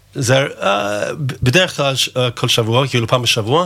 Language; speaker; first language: Hebrew; non-native, fluent; English